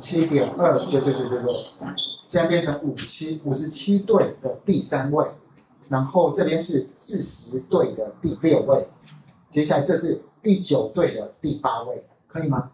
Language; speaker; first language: Chinese; native; Chinese